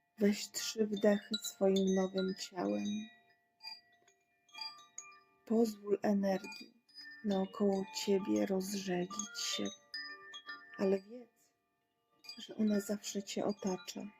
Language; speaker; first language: Polish; native; Polish